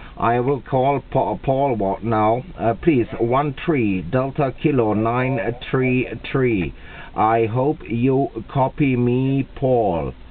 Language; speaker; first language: English; non-native, fluent; German